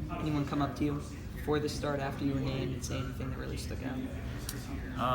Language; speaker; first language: English; native; English